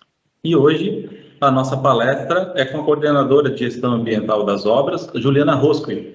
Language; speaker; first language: Portuguese; native; Portuguese